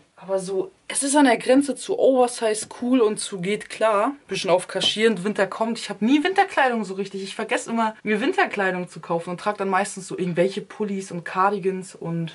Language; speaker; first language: German; early bilingual, other home language; Turkish